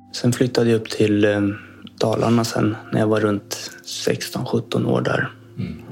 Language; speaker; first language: Swedish; native; Swedish